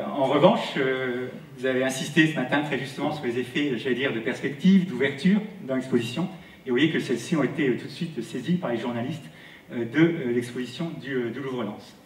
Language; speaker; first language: French; native; French